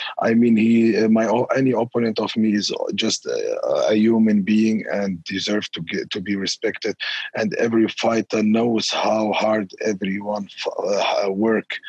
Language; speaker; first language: English; non-native, fluent; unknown